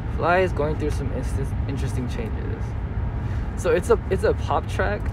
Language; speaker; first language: English; early bilingual, other home language; Korean